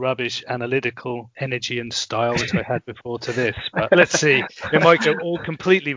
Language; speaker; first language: English; native; English